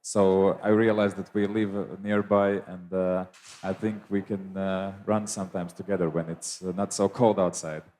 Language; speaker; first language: English; non-native, fluent; Latvian